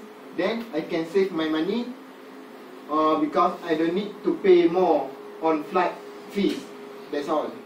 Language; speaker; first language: English; non-native, local second language; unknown